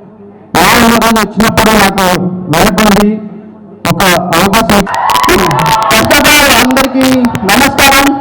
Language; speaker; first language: Telugu; native; Telugu